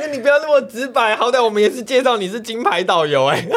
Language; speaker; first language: Chinese; native; Chinese